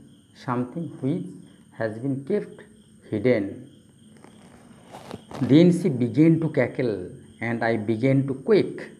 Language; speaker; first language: English; non-native, local second language; Bangla